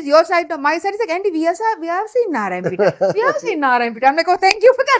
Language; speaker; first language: English; non-native, local second language; Sinhala